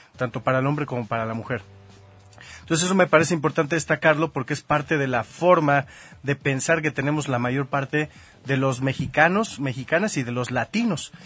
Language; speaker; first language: Spanish; native; Spanish